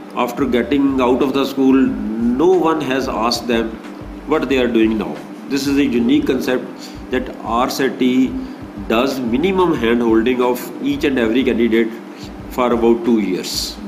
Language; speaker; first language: English; non-native, local second language; Punjabi